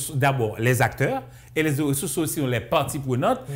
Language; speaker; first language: French; native; French